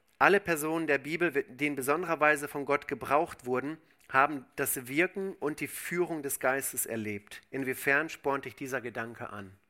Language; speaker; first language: German; native; German